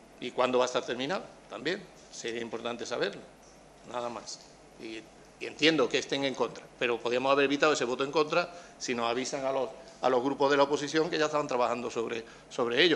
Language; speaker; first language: Spanish; native; Spanish